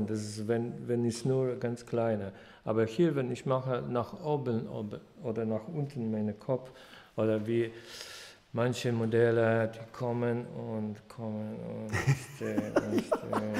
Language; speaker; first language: German; non-native, fluent; Polish